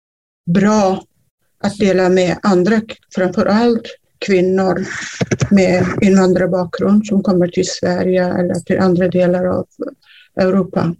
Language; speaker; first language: Swedish; non-native, fluent; Kurdish